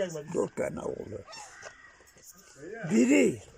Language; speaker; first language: Turkish; non-native, local second language; Kurdish